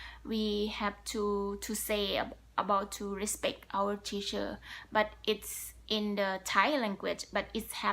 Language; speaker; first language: English; non-native, learner; Thai